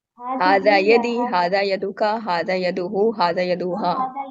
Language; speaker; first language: Arabic; non-native, learner; Urdu